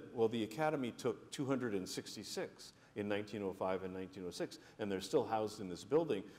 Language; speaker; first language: English; native; English